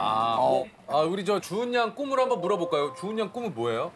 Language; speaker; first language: Korean; native; Korean